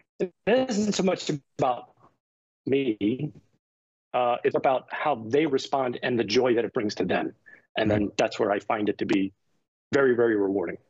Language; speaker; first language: English; native; English